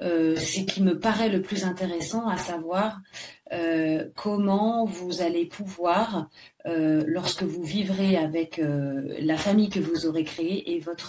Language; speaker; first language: French; native; French